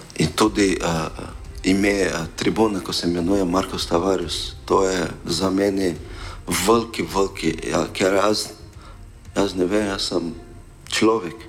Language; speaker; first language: Slovenian; non-native, learner; Portuguese